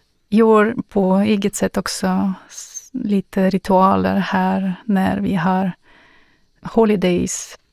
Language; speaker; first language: Swedish; non-native, learner; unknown